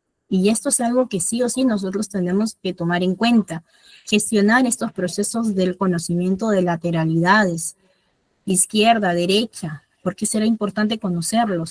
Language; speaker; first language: Spanish; native; Spanish